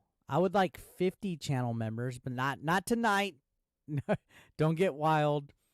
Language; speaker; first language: English; native; English